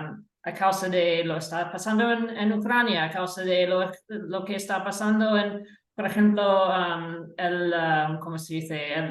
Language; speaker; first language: Spanish; non-native, fluent; English